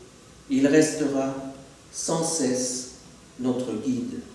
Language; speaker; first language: French; native; French